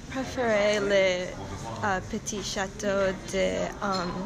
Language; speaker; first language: French; non-native, learner; English